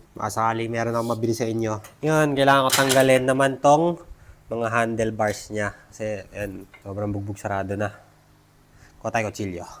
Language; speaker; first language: Filipino; non-native, local second language; Iloko